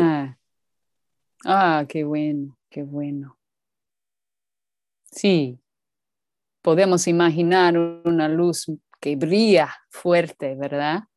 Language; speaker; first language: Spanish; non-native, learner; English